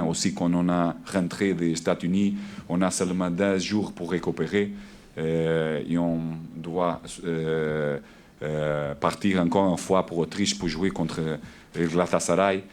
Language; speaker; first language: French; non-native, learner; Portuguese